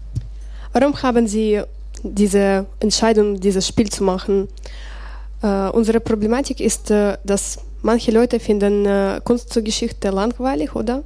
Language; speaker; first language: German; non-native, learner; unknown